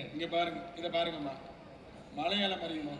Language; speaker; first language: Tamil; native; Tamil